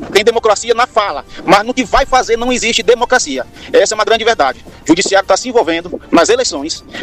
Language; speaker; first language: Portuguese; native; Portuguese